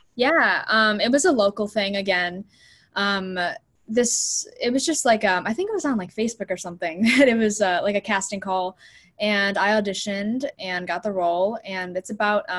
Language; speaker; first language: English; native; English